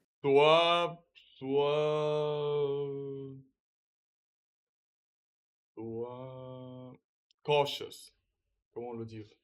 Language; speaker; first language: French; non-native, learner; Russian